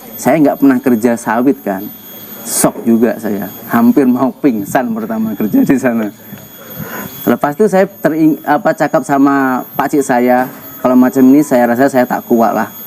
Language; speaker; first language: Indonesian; native; Indonesian